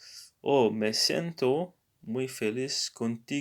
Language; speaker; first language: Spanish; non-native, learner; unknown